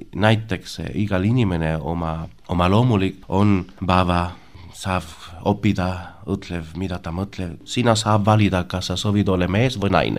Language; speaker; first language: Estonian; non-native, learner; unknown